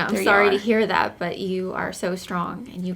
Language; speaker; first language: English; native; English